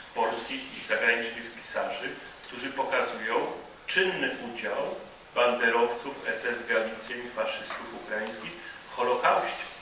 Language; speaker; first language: Polish; native; Polish